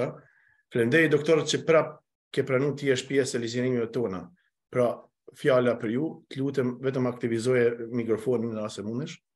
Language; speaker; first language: Albanian; native; Albanian